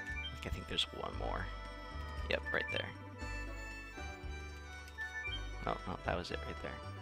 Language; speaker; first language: English; native; English